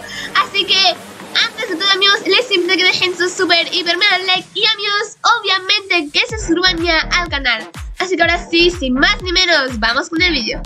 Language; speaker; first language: Spanish; native; Spanish